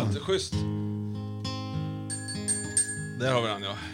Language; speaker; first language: Swedish; native; Swedish